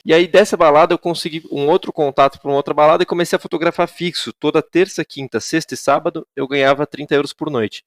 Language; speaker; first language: Portuguese; native; Portuguese